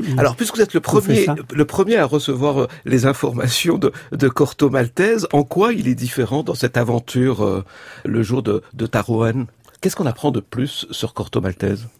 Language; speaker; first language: French; native; French